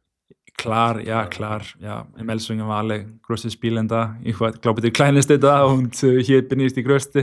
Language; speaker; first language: German; non-native, learner; Icelandic